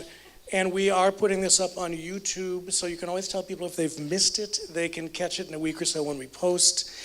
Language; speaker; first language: English; native; English